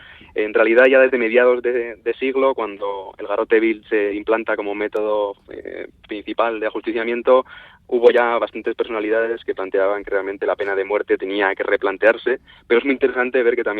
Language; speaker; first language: Spanish; native; Spanish